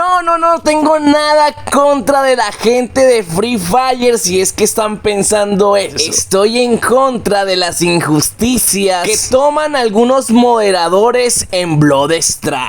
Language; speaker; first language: Spanish; native; Spanish